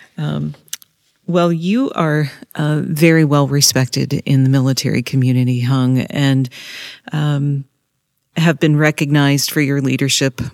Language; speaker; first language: English; native; English